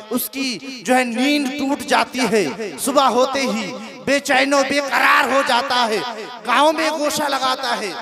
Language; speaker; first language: Urdu; non-native, local second language; Bangla